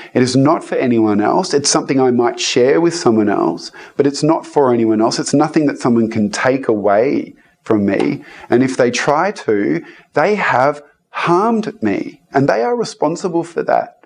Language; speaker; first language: English; native; English